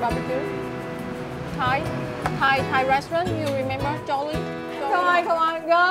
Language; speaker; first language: English; non-native, learner; Vietnamese